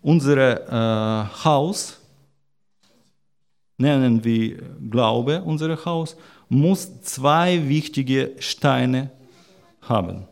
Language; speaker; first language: German; non-native, learner; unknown